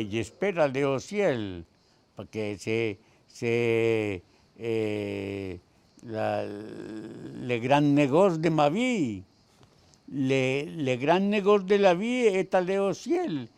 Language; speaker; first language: French; non-native, learner; Spanish